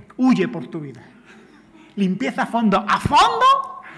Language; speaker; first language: Spanish; native; Spanish